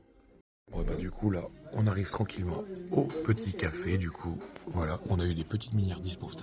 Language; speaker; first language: French; native; French